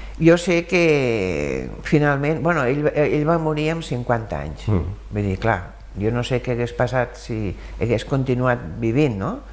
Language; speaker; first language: Catalan; early bilingual, other home language; German